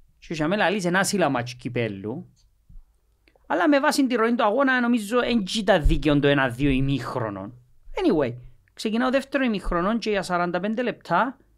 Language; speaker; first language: Greek; native; Greek